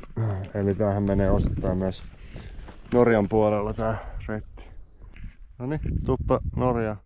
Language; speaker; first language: Finnish; native; Finnish